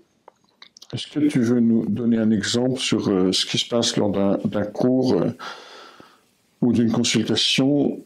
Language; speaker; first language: French; native; French